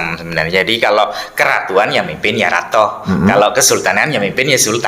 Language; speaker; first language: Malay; non-native, local second language; Madurese